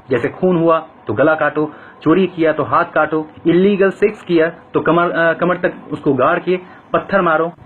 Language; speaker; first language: Urdu; non-native, fluent; Bangla